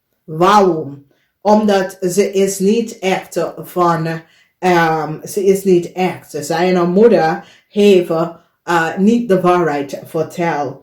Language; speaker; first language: Dutch; non-native, learner; English